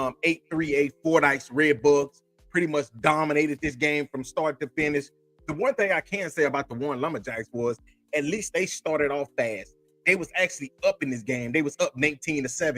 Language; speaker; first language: English; native; English